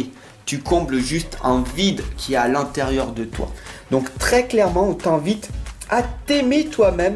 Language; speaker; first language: French; native; French